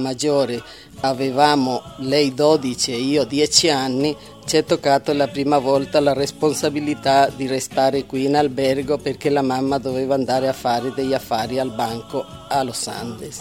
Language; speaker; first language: Italian; early bilingual, heritage; Italian